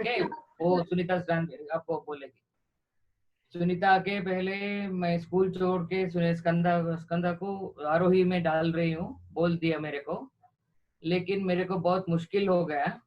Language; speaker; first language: Hindi; non-native, local second language; Kannada